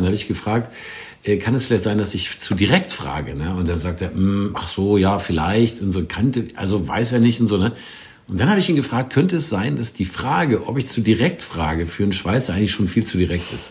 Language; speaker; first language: German; native; German